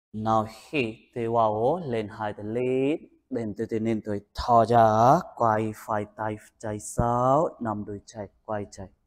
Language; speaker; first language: Vietnamese; non-native, learner; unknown